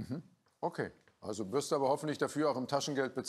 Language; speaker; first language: German; native; German